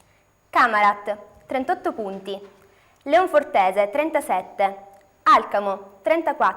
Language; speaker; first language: Italian; native; Italian